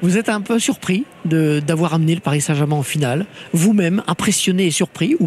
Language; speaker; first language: French; native; French